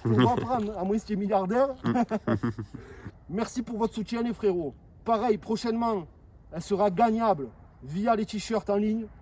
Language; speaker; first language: French; native; French